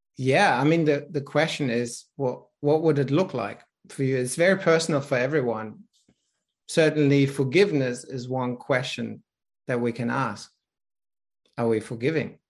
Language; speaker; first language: English; non-native, fluent; German